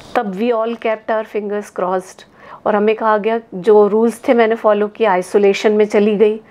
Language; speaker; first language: Hindi; native; Hindi